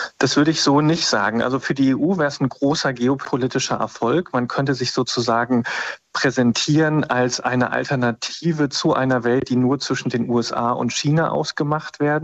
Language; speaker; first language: German; native; German